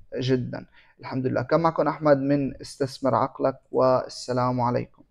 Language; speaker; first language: Arabic; native; Arabic